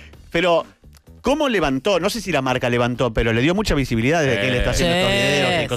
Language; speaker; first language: Spanish; native; Spanish